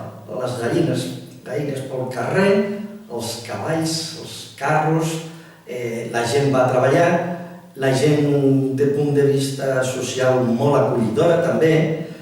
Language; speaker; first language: Catalan; non-native, local second language; Spanish